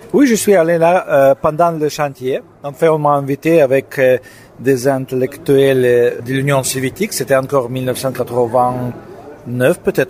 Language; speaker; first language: French; non-native, fluent; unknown